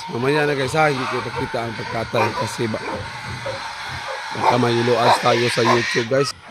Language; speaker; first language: Filipino; non-native, local second language; Cebuano